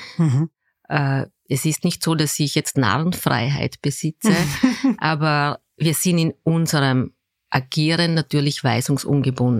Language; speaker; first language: German; early bilingual, other home language; Turkish